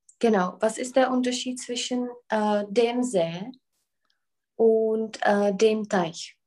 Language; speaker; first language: German; non-native, fluent; Czech